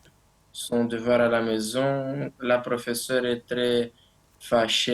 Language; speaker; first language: French; non-native, learner; Romanian